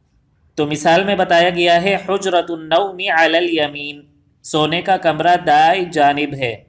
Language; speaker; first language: Urdu; native; Urdu